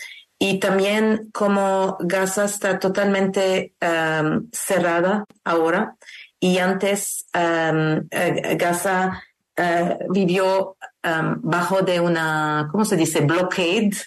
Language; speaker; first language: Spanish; non-native, learner; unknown